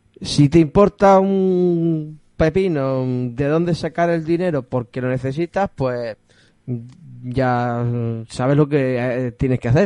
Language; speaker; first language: Spanish; native; Spanish